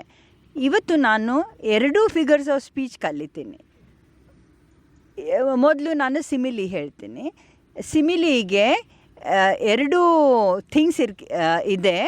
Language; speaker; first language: Kannada; non-native, learner; Konkani